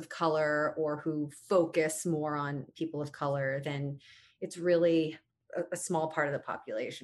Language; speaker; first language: English; native; English